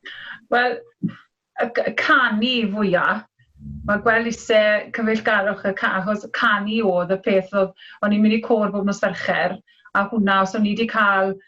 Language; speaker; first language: Welsh; native; Welsh